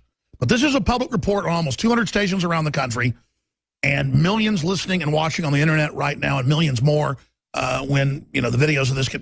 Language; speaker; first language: English; native; English